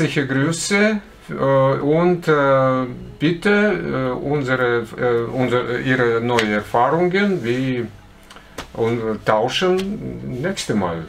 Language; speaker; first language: German; non-native, fluent; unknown